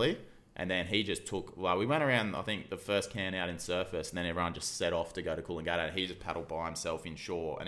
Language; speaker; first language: English; native; English